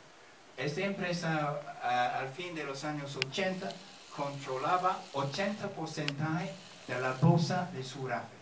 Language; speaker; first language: Spanish; non-native, fluent; English